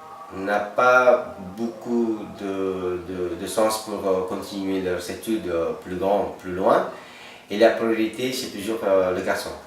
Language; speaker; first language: French; non-native, fluent; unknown